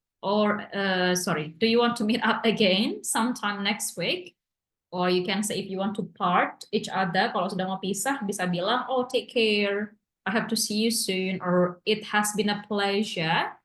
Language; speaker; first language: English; non-native, fluent; Indonesian